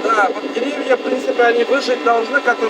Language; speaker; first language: Russian; native; Russian